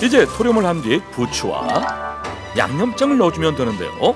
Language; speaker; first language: Korean; native; Korean